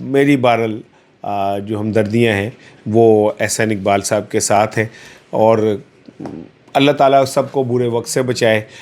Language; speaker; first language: Urdu; non-native, local second language; Punjabi